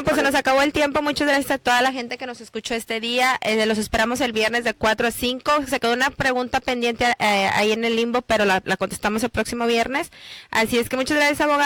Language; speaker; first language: Spanish; native; Spanish